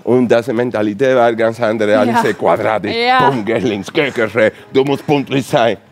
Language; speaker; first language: German; non-native, fluent; Spanish